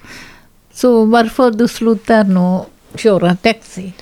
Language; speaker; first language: Swedish; non-native, learner; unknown